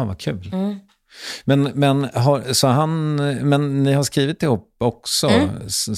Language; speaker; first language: Swedish; native; Swedish